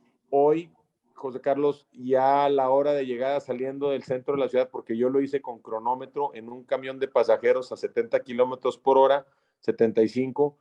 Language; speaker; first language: Spanish; native; Spanish